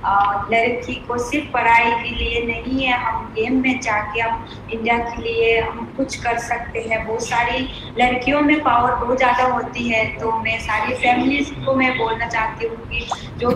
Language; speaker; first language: Hindi; non-native, local second language; Manipuri